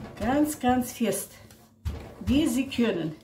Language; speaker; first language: German; non-native, local second language; Russian